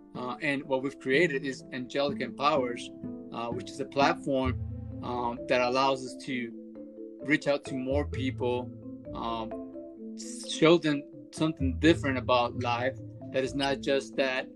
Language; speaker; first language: English; early bilingual, other home language; Spanish